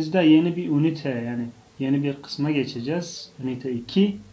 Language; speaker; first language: Turkish; non-native, fluent; Tajik